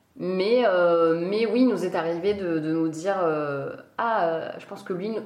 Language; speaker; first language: French; native; French